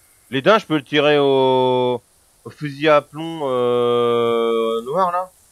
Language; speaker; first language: French; native; French